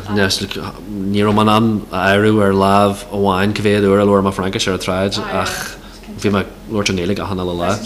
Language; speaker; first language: Irish; non-native, local second language; English